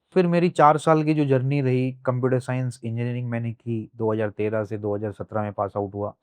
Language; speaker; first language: Hindi; native; Hindi